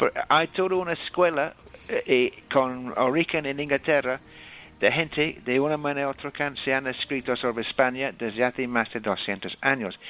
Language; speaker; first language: Spanish; non-native, fluent; English